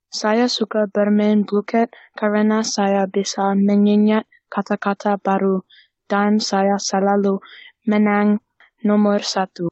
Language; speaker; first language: Indonesian; non-native, learner; English